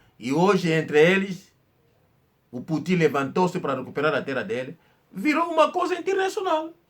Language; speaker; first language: Portuguese; non-native, local second language; Kongo